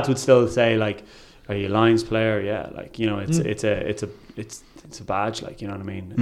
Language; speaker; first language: English; native; English